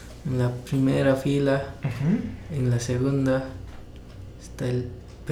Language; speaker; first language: Spanish; non-native, local second language; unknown